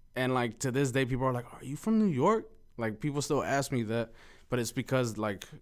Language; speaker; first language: English; early bilingual, other home language; Spanish